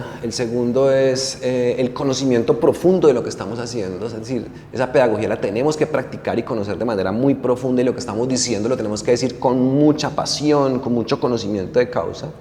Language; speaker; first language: Spanish; native; Spanish